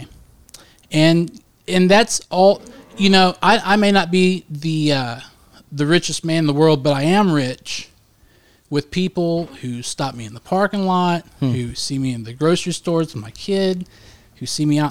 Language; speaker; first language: English; native; English